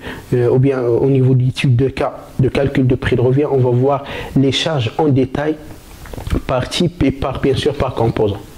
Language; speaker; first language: French; non-native, local second language; Arabic